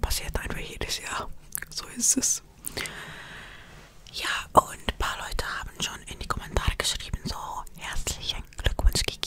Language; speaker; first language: German; non-native, fluent; Estonian